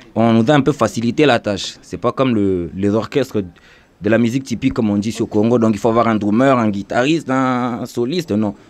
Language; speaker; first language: French; non-native, local second language; Lingala